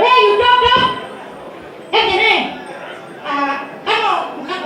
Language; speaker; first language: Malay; non-native, local second language; Balinese